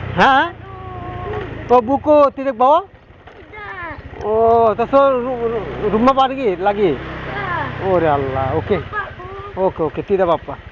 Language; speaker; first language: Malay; non-native, learner; Bangla